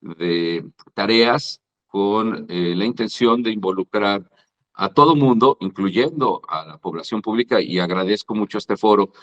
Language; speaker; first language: Spanish; native; Spanish